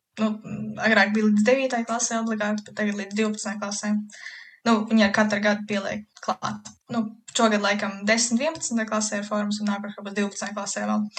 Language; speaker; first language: Latvian; early bilingual, heritage; Latvian